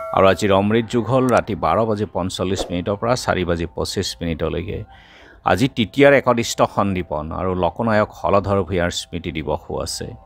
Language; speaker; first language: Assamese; native; Assamese